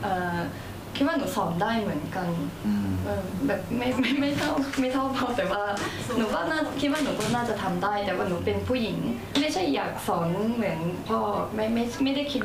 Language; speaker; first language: Thai; early bilingual, heritage; Japanese